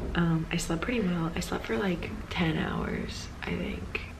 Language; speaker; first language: English; native; English